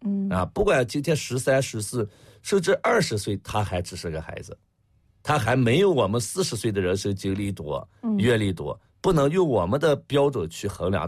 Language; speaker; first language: Chinese; native; Chinese